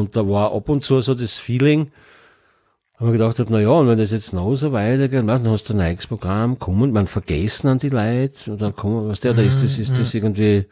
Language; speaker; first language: German; native; German